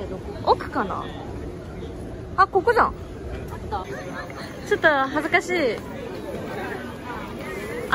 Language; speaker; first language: Japanese; native; Japanese